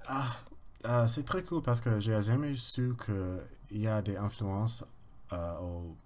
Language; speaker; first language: French; non-native, learner; English